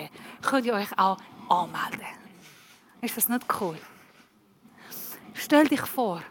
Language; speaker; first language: German; non-native, learner; Persian